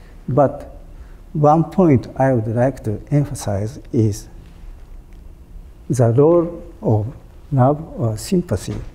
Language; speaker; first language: English; non-native, fluent; Japanese